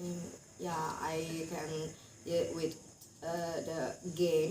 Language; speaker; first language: English; non-native, learner; Indonesian